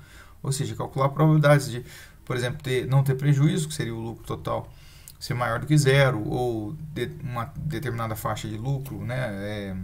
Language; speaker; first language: Portuguese; native; Portuguese